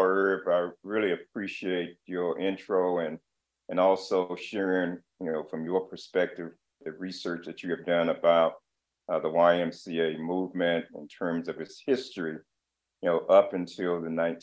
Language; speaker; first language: English; native; English